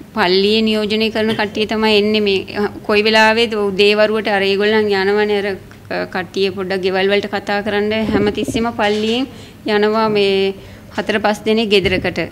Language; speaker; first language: Sinhala; non-native, local second language; Tamil